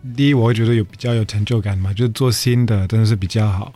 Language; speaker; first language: Chinese; non-native, fluent; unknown